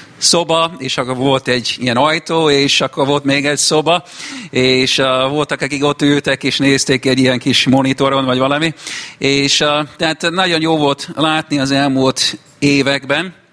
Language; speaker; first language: Hungarian; non-native, fluent; English